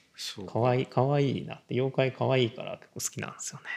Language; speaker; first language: Japanese; native; Japanese